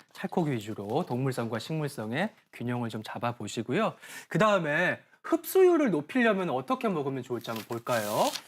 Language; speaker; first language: Korean; native; Korean